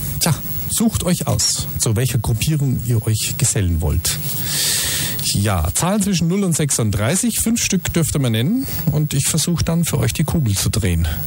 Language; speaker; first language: German; native; German